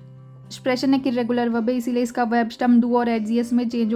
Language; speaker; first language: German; non-native, fluent; Hindi